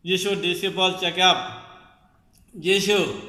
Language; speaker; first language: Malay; non-native, local second language; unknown